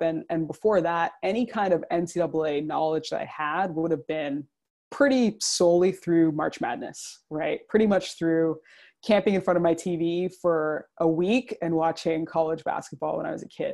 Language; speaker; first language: English; native; English